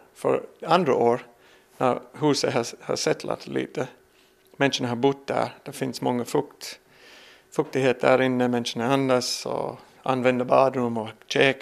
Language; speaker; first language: Swedish; non-native, learner; English